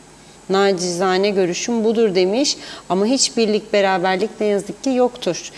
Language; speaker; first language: Turkish; native; Turkish